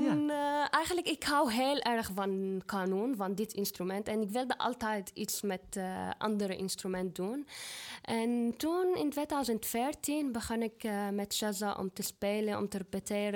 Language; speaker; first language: Dutch; non-native, learner; Arabic